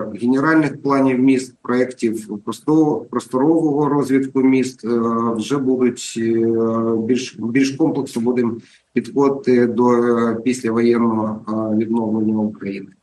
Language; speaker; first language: Ukrainian; native; Ukrainian